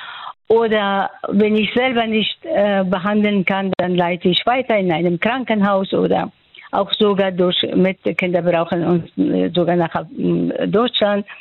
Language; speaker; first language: German; non-native, fluent; Persian